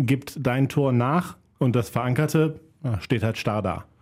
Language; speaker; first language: German; native; German